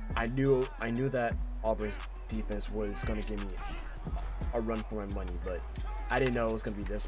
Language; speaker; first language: English; native; English